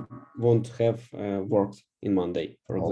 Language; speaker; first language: English; non-native, learner; Russian